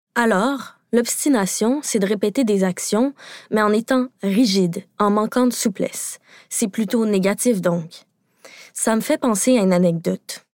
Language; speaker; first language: French; native; French